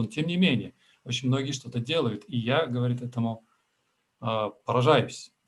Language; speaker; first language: Russian; native; Russian